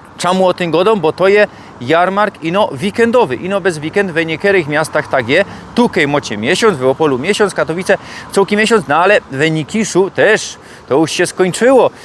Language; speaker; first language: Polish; native; Polish